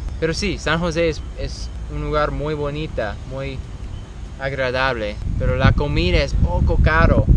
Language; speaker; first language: Spanish; non-native, learner; English